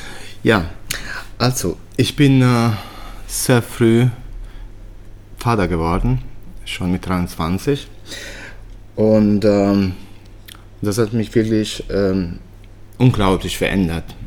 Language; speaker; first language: German; early bilingual, other home language; Italian